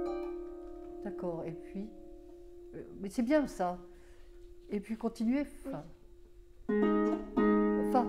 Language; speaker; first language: French; native; French